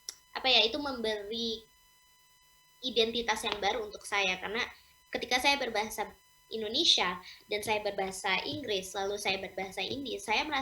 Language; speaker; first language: Indonesian; non-native, local second language; English